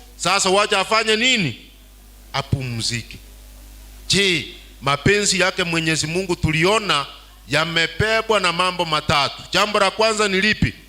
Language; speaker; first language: Swahili; non-native, local second language; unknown